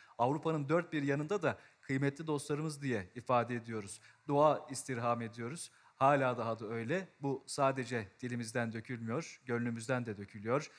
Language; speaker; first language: Turkish; native; Turkish